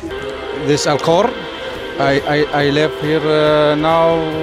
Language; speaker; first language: English; non-native, learner; Arabic